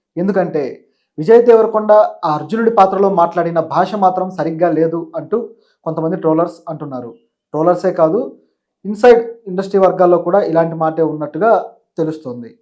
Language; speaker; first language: Telugu; native; Telugu